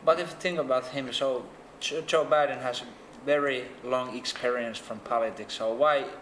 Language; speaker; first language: English; non-native, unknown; Finnish